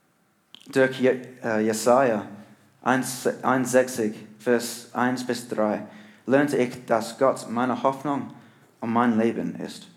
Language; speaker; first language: German; non-native, learner; English